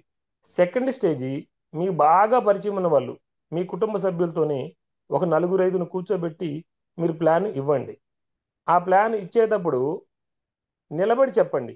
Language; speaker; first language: Telugu; native; Telugu